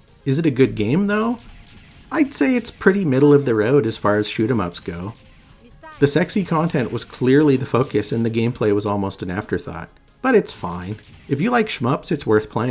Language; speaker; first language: English; native; English